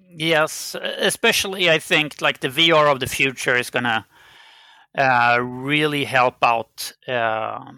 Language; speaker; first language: English; non-native, fluent; Swedish